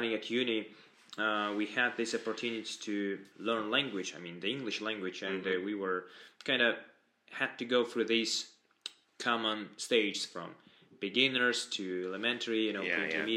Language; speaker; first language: English; non-native, fluent; Russian